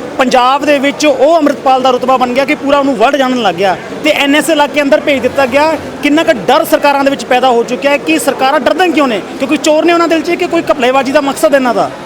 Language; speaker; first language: Punjabi; native; Punjabi